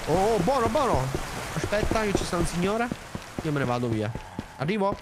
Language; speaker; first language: Italian; native; Italian